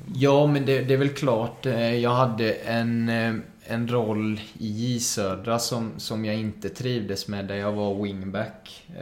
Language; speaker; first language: Swedish; early bilingual, other home language; Spanish